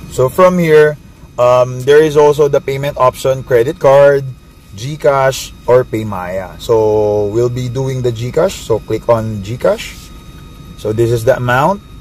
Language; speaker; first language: English; non-native, local second language; Filipino